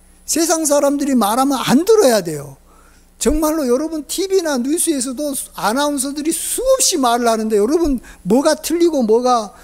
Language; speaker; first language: Korean; native; Korean